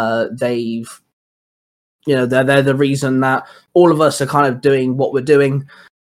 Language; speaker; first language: English; native; English